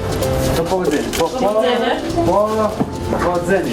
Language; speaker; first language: Polish; non-native, learner; Lithuanian